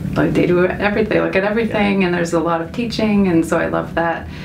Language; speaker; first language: English; native; English